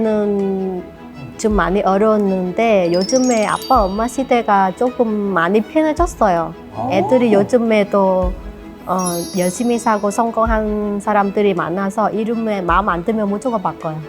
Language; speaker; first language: Korean; non-native, learner; Vietnamese